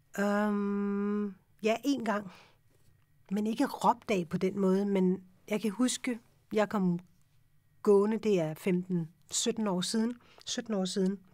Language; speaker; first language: Danish; early bilingual, other home language; Urdu